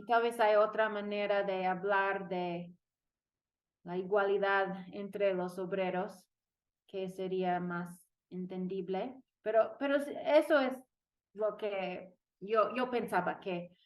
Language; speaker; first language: Spanish; non-native, fluent; English